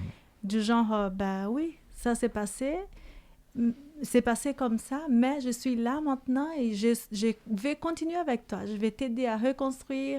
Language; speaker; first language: French; native; French